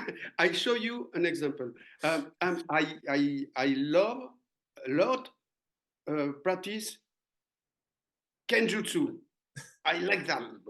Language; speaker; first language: English; non-native, learner; French